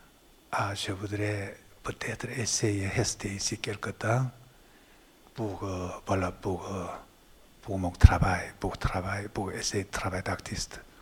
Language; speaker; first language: French; non-native, learner; Korean